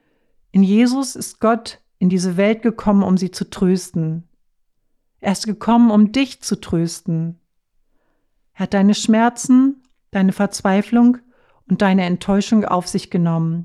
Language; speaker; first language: German; native; German